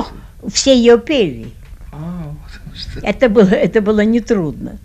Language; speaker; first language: Russian; early bilingual, heritage; Russian